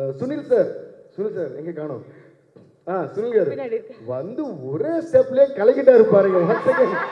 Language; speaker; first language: Tamil; non-native, local second language; Telugu